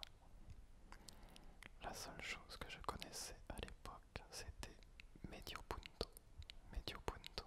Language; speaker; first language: French; native; French